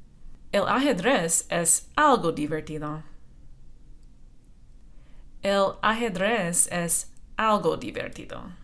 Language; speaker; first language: Spanish; non-native, fluent; English